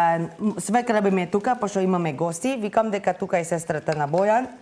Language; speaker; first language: Macedonian; non-native, learner; Filipino